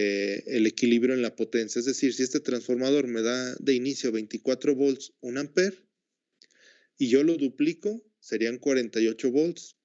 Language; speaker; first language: Spanish; native; Spanish